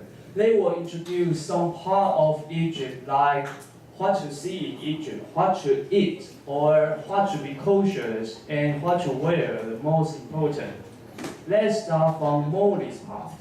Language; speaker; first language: English; non-native, learner; Chinese